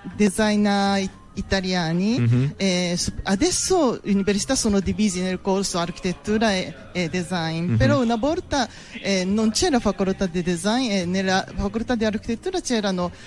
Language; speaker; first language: Italian; non-native, fluent; Japanese